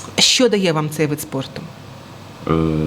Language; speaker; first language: Ukrainian; native; Ukrainian